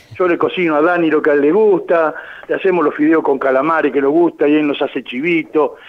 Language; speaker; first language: Spanish; native; Spanish